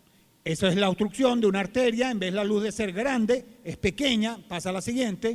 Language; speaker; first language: Spanish; native; Spanish